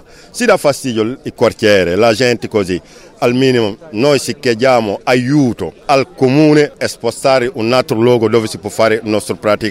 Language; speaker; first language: Italian; non-native, learner; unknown